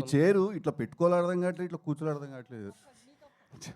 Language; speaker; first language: Telugu; native; Telugu